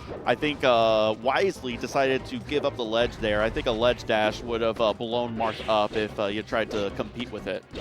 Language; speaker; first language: English; native; English